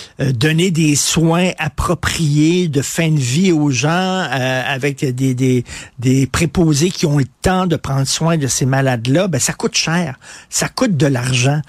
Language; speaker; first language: French; native; French